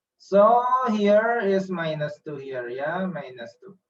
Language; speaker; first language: English; non-native, fluent; Indonesian